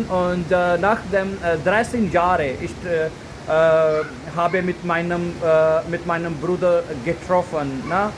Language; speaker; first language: German; non-native, learner; Urdu